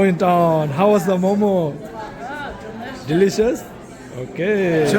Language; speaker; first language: English; non-native, learner; Tibetan